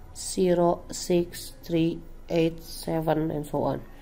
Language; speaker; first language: English; non-native, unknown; Indonesian